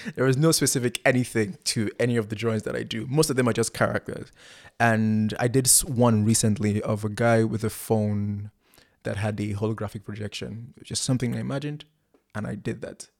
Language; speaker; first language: English; non-native, local second language; Igbo